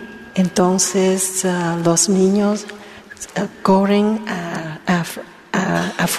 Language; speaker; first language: Spanish; non-native, learner; Vietnamese